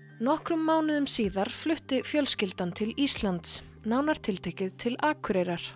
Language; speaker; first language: Icelandic; native; Icelandic